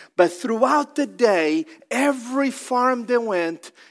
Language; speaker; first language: English; non-native, fluent; Portuguese